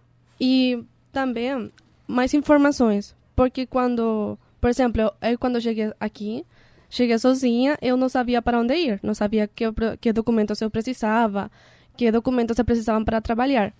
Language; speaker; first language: Portuguese; non-native, learner; Spanish